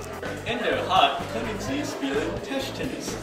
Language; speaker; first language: German; non-native, learner; English